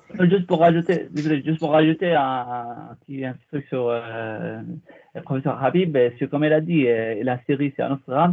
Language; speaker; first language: French; non-native, fluent; Arabic